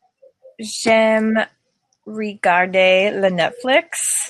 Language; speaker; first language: French; non-native, learner; English